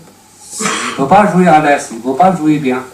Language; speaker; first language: French; non-native, learner; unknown